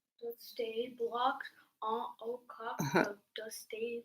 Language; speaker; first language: English; native; English